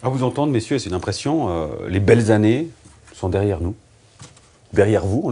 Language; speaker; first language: French; native; French